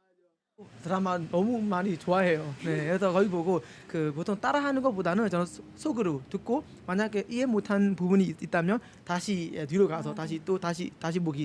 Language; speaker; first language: Korean; non-native, fluent; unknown